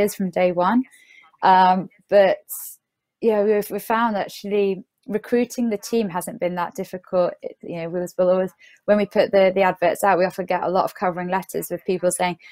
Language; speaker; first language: English; native; English